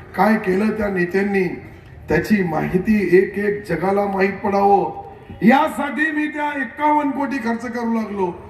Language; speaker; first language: Marathi; non-native, local second language; Urdu